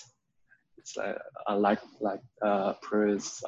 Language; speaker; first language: English; non-native, fluent; Chinese